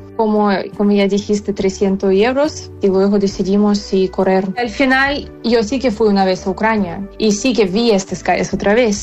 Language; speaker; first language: Spanish; non-native, fluent; Ukrainian